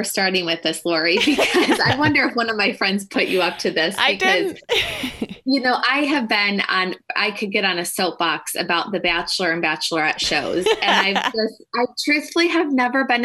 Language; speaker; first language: English; native; English